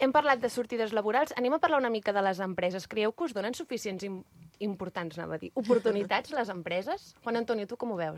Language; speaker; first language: Catalan; native; Catalan